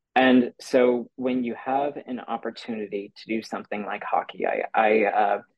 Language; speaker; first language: English; native; English